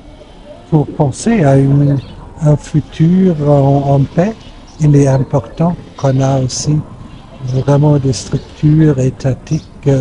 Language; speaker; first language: French; non-native, fluent; German